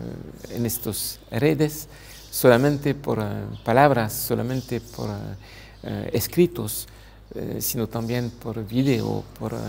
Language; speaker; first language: Spanish; non-native, fluent; French